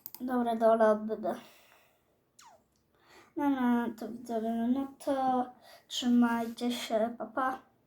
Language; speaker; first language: Polish; native; Polish